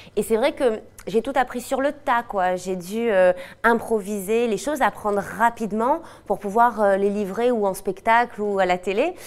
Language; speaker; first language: French; native; French